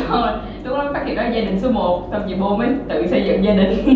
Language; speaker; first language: Vietnamese; native; Vietnamese